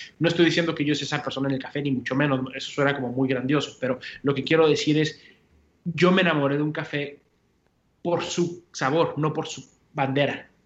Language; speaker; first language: Spanish; early bilingual, heritage; Spanish